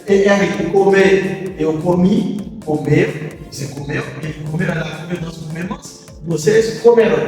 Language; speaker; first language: Portuguese; non-native, fluent; Haitian Creole